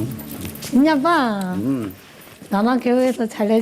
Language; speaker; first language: Korean; non-native, learner; Chinese